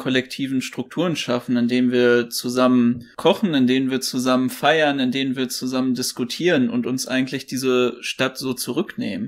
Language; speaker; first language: German; native; German